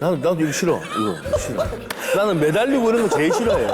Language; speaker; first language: Korean; native; Korean